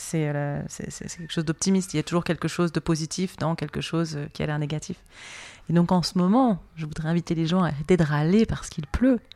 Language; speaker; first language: French; native; French